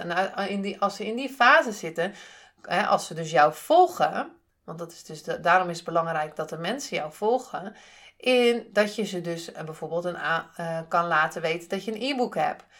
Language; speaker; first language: Dutch; native; Dutch